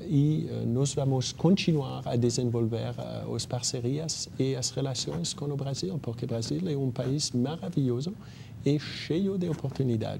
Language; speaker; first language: Portuguese; non-native, fluent; French